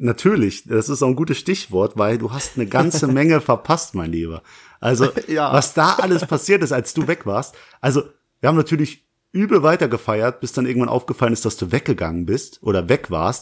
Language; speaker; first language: German; native; German